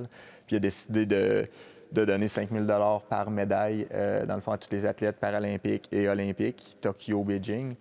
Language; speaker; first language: French; native; French